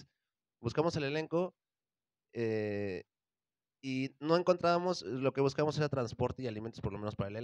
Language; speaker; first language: Spanish; native; Spanish